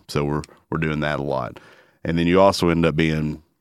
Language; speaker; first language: English; native; English